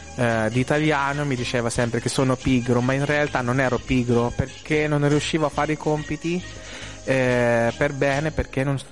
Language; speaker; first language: Italian; non-native, fluent; Filipino